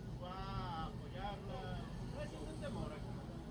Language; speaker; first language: Spanish; native; Spanish